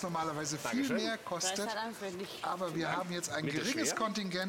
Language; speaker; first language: German; native; German